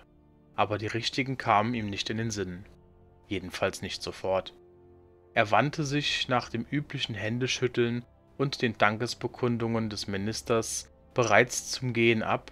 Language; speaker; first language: German; native; German